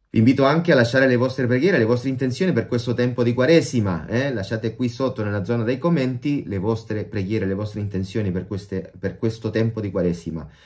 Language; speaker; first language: Italian; non-native, fluent; Spanish